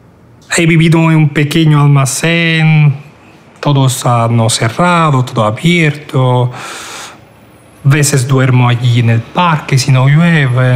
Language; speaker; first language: Spanish; non-native, fluent; Romanian